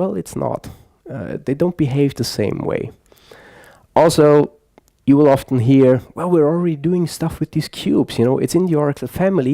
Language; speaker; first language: English; non-native, fluent; German